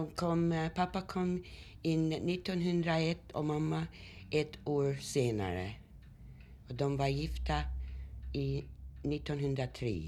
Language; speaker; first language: Swedish; early bilingual, heritage; Swedish